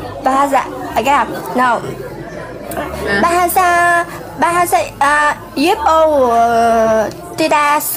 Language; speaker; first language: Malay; non-native, learner; Vietnamese